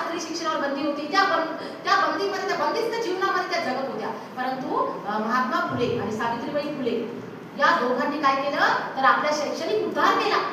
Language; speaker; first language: Marathi; non-native, local second language; Urdu